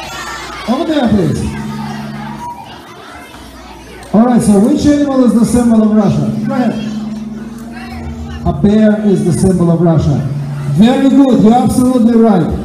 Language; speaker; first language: English; non-native, fluent; Russian